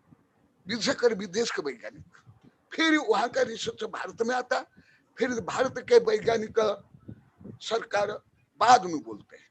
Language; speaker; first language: Hindi; native; Hindi